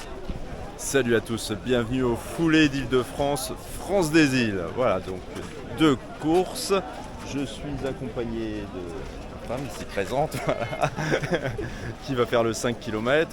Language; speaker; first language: French; native; French